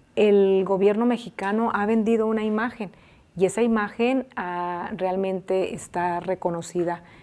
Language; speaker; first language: Spanish; native; Spanish